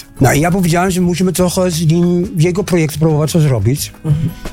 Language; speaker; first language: Polish; non-native, learner; Dutch